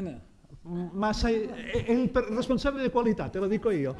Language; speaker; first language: Italian; non-native, fluent; Catalan